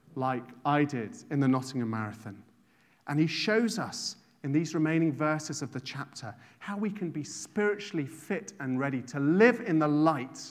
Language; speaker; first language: English; native; English